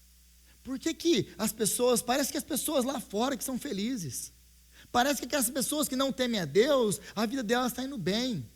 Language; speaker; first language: Portuguese; native; Portuguese